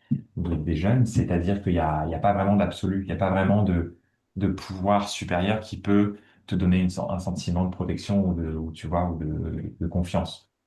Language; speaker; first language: French; native; French